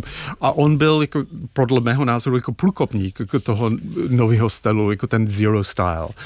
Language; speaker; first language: Czech; non-native, fluent; English